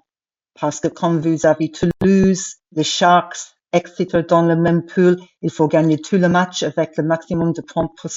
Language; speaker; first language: French; non-native, fluent; English